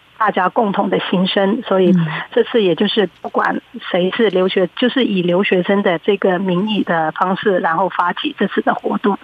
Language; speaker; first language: Chinese; early bilingual, heritage; Chinese